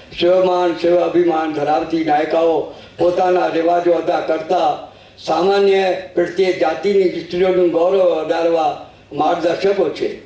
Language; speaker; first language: Gujarati; non-native, local second language; Sindhi